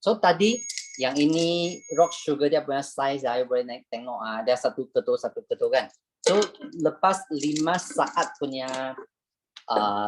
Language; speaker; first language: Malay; non-native, local second language; Chinese